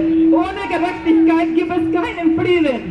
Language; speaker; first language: German; non-native, fluent; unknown